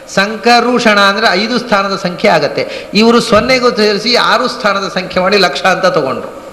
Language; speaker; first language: Kannada; non-native, local second language; Tulu